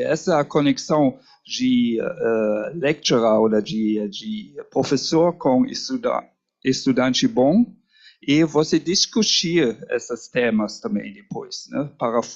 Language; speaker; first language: Portuguese; non-native, learner; German